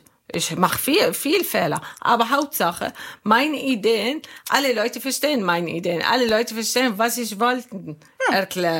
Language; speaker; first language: German; non-native, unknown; Arabic